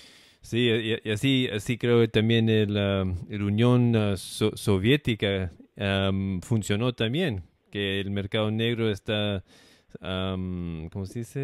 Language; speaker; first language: Spanish; non-native, learner; English